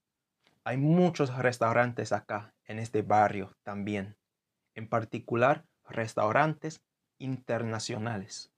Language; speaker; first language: Spanish; non-native, fluent; English